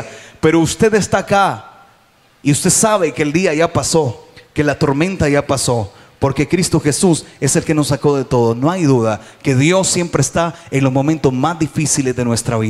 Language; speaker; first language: Spanish; native; Spanish